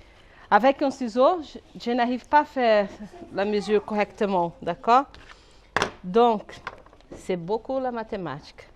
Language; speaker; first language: French; non-native, fluent; Portuguese